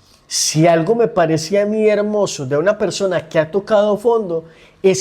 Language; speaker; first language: Spanish; native; Spanish